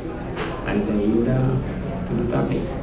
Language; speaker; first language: Portuguese; non-native, learner; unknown